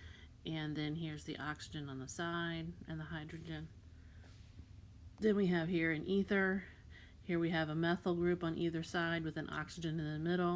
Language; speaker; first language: English; native; English